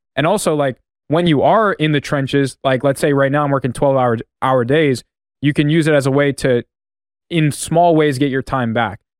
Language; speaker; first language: English; native; English